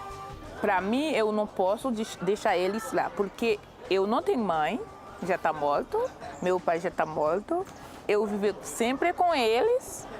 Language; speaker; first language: Portuguese; non-native, learner; Haitian Creole